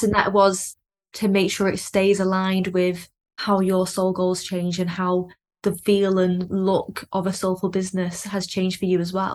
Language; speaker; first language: English; native; English